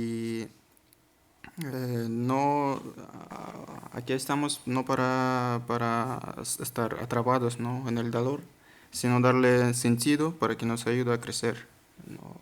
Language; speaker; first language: Spanish; non-native, learner; Kazakh